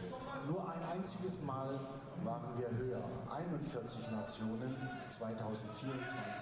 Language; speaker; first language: German; native; German